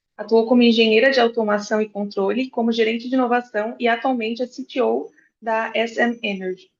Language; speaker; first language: Portuguese; native; Portuguese